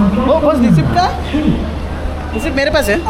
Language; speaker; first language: Hindi; non-native, local second language; Telugu